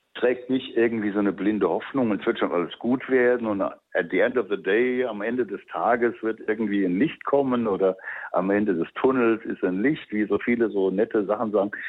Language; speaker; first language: German; native; German